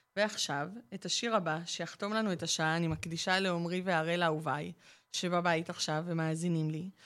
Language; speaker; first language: Hebrew; native; Hebrew